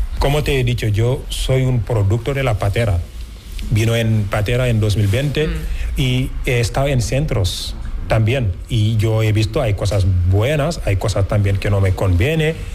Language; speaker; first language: Spanish; non-native, fluent; Wolof